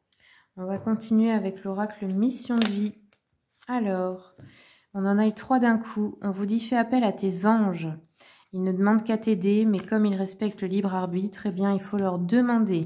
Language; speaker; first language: French; native; French